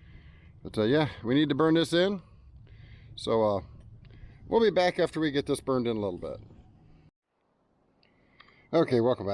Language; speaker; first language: English; native; English